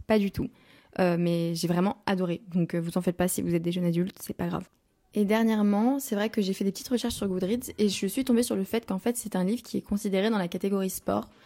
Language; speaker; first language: French; native; French